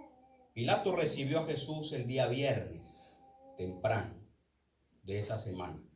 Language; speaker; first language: Spanish; native; Spanish